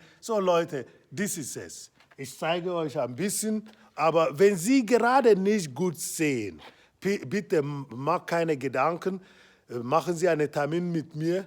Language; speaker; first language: German; non-native, fluent; Igbo